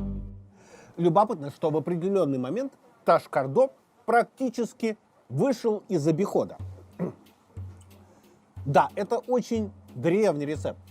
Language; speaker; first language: Russian; native; Russian